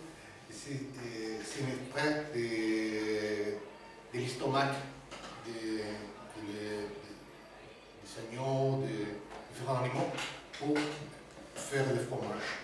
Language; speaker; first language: French; non-native, learner; Spanish